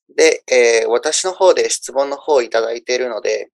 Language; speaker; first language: Japanese; early bilingual, other home language; Spanish